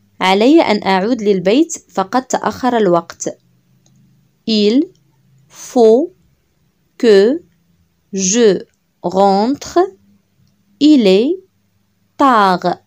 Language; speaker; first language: French; non-native, local second language; Arabic